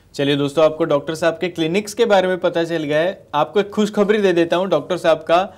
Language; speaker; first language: Hindi; non-native, local second language; Marathi